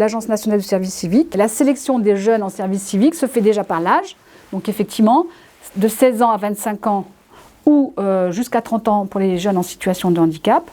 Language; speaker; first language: French; native; French